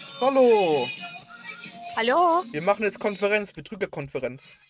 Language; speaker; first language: German; native; German